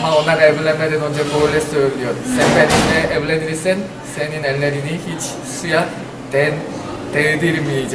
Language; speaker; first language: Turkish; non-native, learner; Korean